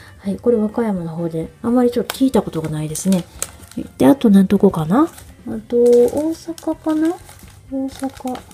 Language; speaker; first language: Japanese; native; Japanese